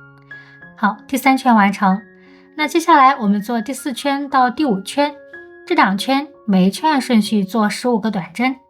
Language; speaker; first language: Chinese; native; Chinese